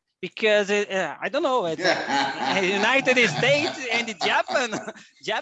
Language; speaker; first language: English; non-native, learner; Portuguese